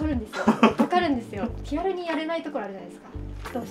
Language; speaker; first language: Japanese; native; Japanese